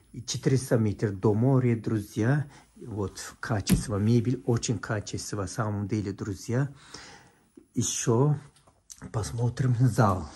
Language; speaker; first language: Russian; non-native, fluent; Turkish